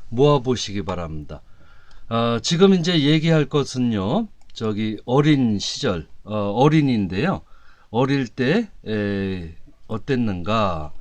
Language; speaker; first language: Korean; native; Korean